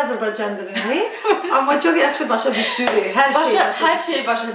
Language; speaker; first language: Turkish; non-native, learner; Russian